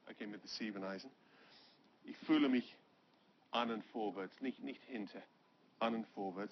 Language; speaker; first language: German; non-native, learner; English